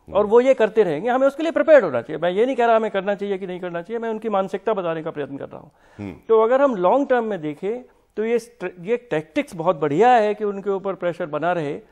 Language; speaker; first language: Hindi; native; Hindi